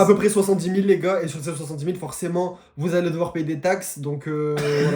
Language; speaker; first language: French; native; French